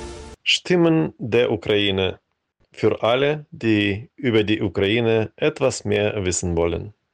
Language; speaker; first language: German; non-native, fluent; Ukrainian